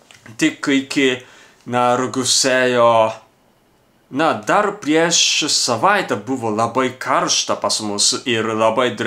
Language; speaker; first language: Lithuanian; non-native, learner; Japanese